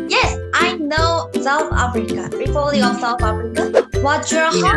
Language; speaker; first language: English; non-native, learner; Korean